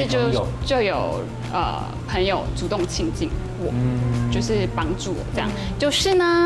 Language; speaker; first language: Chinese; non-native, fluent; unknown